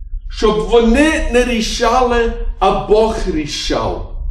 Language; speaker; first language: Ukrainian; early bilingual, other home language; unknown